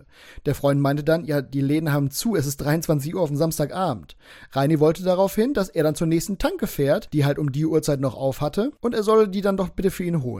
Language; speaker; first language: German; native; German